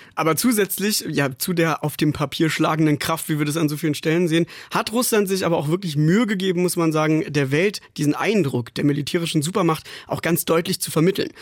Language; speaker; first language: German; native; German